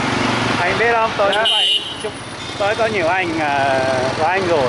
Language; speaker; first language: Vietnamese; non-native, learner; English